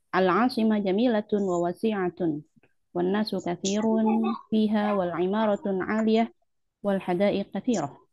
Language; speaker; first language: Arabic; non-native, learner; Indonesian